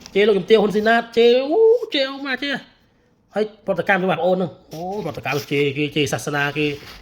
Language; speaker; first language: Khmer; native; Khmer